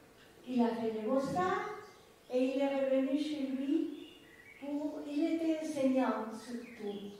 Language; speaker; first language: French; non-native, fluent; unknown